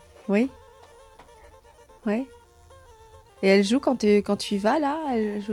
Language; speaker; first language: French; native; French